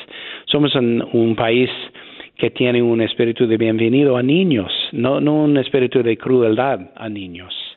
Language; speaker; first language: Spanish; non-native, fluent; English